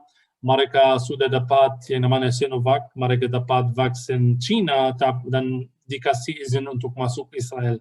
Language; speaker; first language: Indonesian; non-native, fluent; Arabic